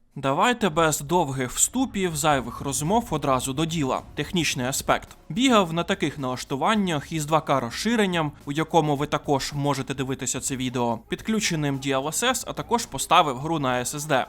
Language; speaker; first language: Ukrainian; native; Ukrainian